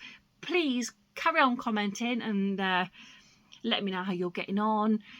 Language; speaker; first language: English; native; English